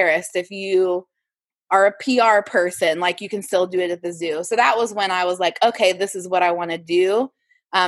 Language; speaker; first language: English; native; English